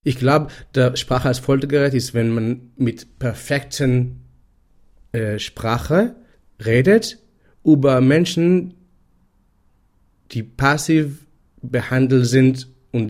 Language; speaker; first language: German; non-native, fluent; Hebrew